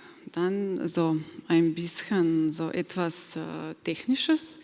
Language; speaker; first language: German; non-native, fluent; Slovenian